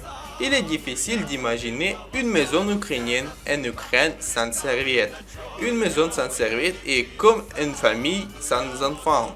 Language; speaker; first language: French; non-native, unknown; Ukrainian